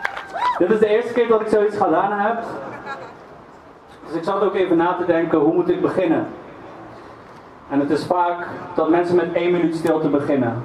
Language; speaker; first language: Dutch; early bilingual, other home language; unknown